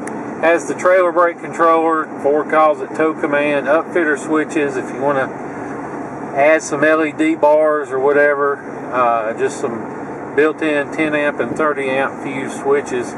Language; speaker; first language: English; native; English